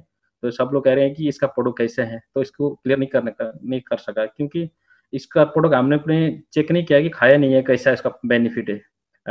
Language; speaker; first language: Hindi; non-native, learner; Nepali